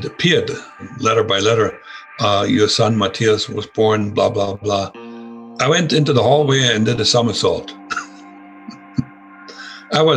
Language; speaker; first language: English; non-native, fluent; German